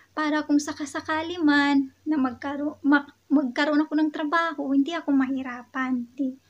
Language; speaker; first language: Filipino; non-native, local second language; Hiligaynon